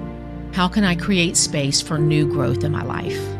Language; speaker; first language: English; native; English